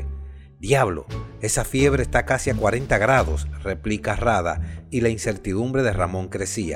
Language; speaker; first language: Spanish; native; Spanish